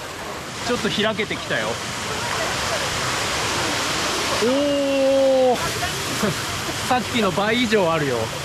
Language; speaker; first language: Japanese; native; Japanese